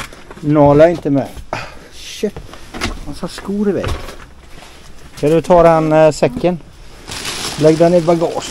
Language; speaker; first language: Swedish; native; Swedish